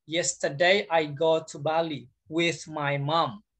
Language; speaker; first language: English; non-native, fluent; Indonesian